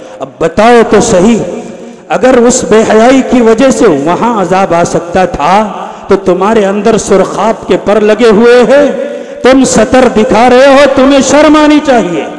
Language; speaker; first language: Urdu; native; Urdu